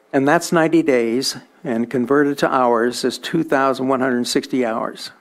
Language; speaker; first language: English; native; English